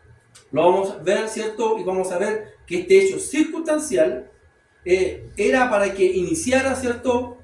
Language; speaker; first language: Spanish; native; Spanish